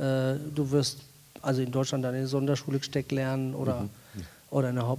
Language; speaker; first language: German; native; German